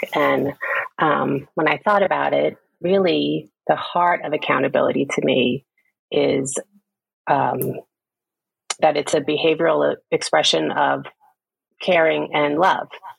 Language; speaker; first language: English; native; English